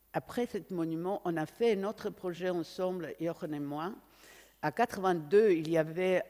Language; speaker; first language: French; non-native, fluent; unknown